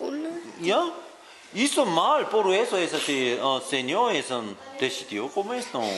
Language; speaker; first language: Spanish; non-native, learner; Korean